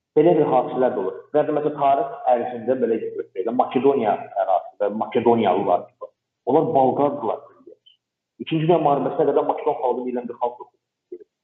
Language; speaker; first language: Azerbaijani; non-native, local second language; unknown